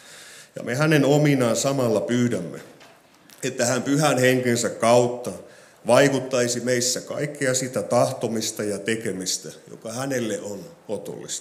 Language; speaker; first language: Finnish; native; Finnish